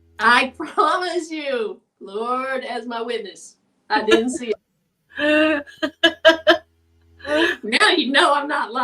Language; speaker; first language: English; native; English